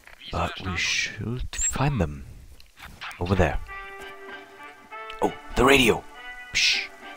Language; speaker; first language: English; non-native, fluent; German